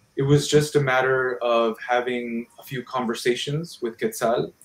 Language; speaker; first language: English; early bilingual, other home language; Spanish